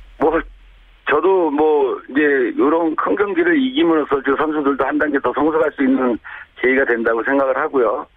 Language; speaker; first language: Korean; native; Korean